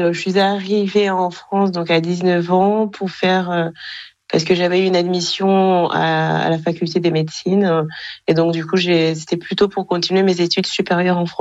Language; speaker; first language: French; non-native, local second language; Kinyarwanda